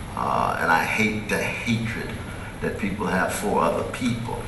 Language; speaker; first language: English; native; English